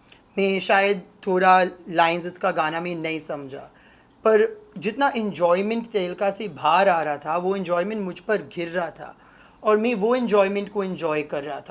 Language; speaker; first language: Hindi; non-native, local second language; English